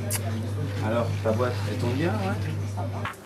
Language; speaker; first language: French; early bilingual, other home language; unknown